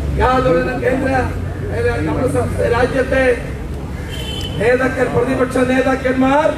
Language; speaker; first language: Malayalam; native; Malayalam